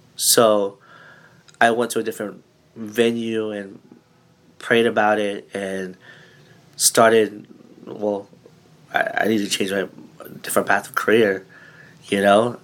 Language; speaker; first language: English; early bilingual, other home language; Filipino